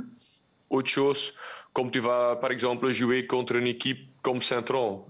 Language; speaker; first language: French; non-native, local second language; Dutch